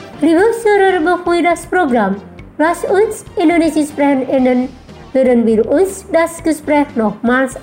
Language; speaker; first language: German; non-native, fluent; Indonesian